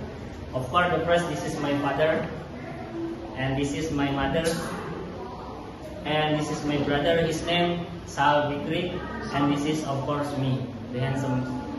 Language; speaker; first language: English; non-native, learner; Indonesian